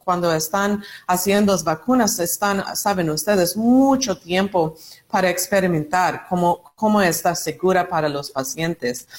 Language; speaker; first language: Spanish; non-native, learner; English